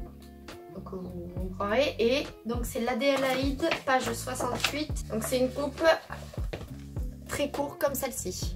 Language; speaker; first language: French; native; French